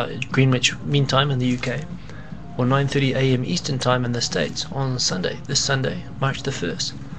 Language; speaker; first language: English; native; English